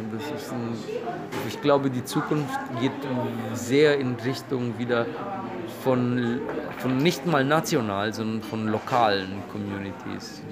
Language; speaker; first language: German; non-native, fluent; Romanian